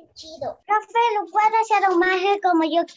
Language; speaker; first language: Spanish; native; Spanish